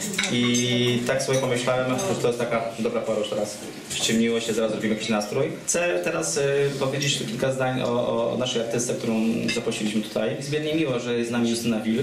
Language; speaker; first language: Polish; native; Polish